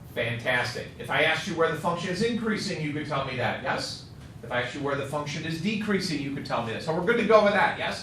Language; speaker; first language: English; native; English